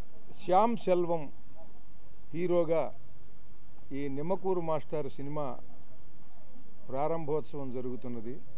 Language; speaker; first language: Telugu; native; Telugu